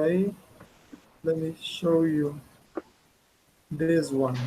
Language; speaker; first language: English; non-native, fluent; Spanish